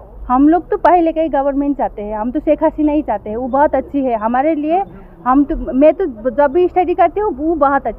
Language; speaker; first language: Hindi; non-native, local second language; Bangla